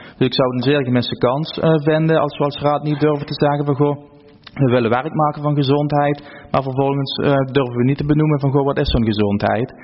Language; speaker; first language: Dutch; native; Dutch